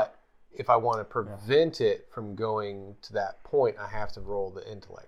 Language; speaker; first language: English; native; English